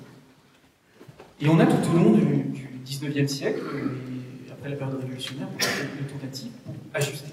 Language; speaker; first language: French; native; French